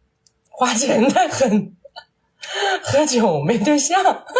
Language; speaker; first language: Chinese; native; Chinese